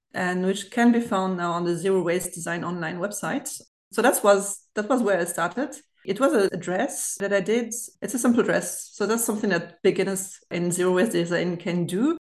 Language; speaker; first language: English; non-native, fluent; German